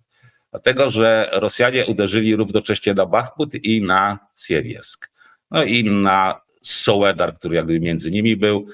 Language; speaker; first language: Polish; native; Polish